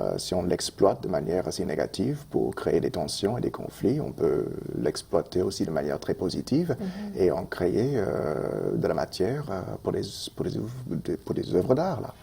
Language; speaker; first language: French; non-native, local second language; English